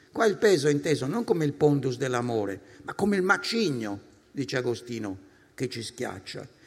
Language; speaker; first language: Italian; native; Italian